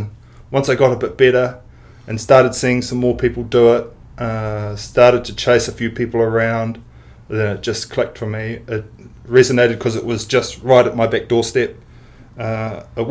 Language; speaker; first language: English; native; English